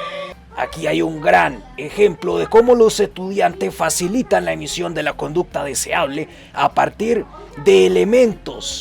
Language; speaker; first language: Spanish; native; Spanish